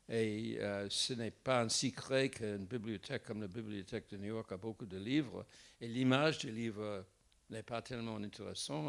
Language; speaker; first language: French; non-native, fluent; English